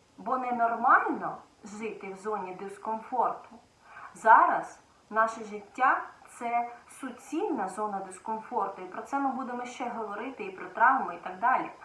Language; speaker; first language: Ukrainian; native; Ukrainian